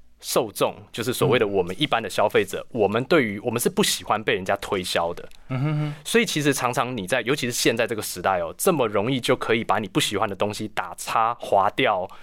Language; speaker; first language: Chinese; native; Chinese